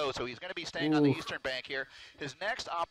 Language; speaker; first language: English; native; English